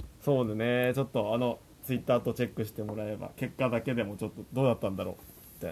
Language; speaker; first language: Japanese; native; Japanese